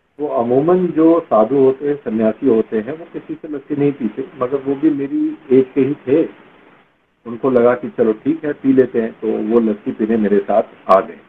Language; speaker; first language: Hindi; native; Hindi